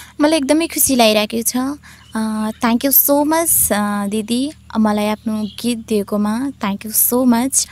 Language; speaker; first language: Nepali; non-native, local second language; Dangaura Tharu